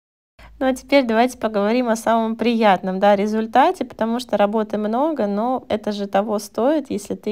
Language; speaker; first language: Russian; native; Russian